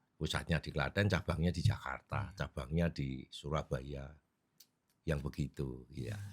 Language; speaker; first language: Indonesian; native; Indonesian